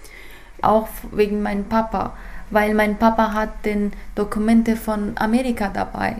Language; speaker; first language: German; non-native, fluent; Persian